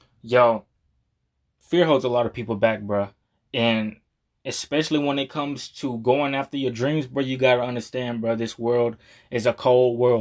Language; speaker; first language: English; native; English